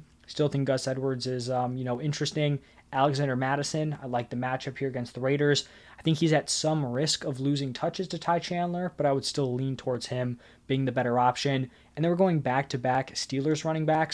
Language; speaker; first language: English; native; English